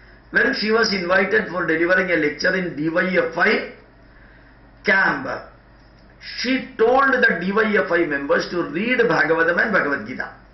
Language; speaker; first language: English; non-native, local second language; Malayalam